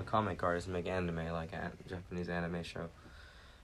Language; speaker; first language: English; early bilingual, other home language; Japanese